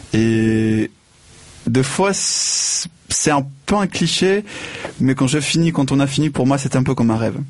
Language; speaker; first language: French; non-native, fluent; Spanish